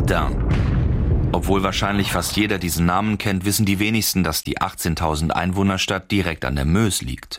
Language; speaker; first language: German; native; German